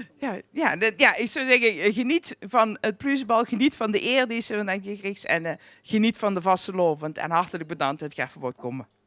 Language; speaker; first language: Dutch; non-native, local second language; Limburgish